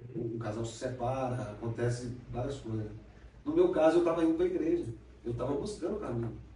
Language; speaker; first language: Portuguese; native; Portuguese